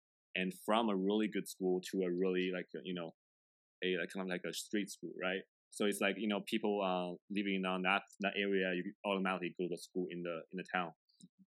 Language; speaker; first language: English; non-native, fluent; Chinese